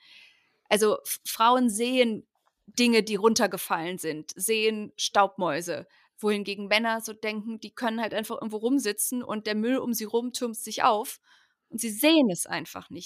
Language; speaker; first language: German; native; German